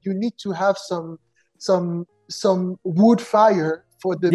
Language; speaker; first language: English; non-native, local second language; French